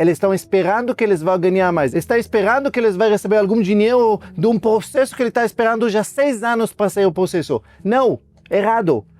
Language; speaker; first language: Portuguese; non-native, fluent; Hebrew